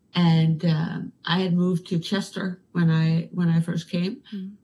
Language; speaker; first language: English; non-native, fluent; Danish